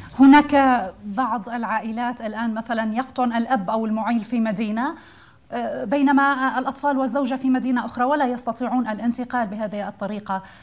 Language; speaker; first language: Arabic; native; Arabic